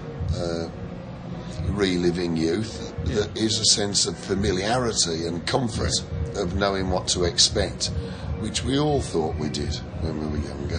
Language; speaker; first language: English; native; English